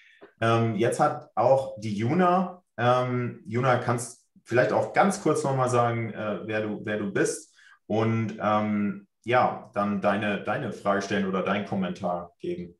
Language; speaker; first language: German; native; German